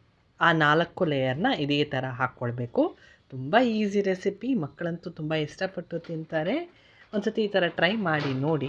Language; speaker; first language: Kannada; native; Kannada